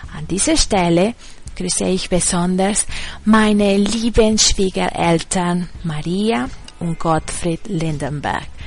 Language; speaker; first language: German; non-native, learner; Spanish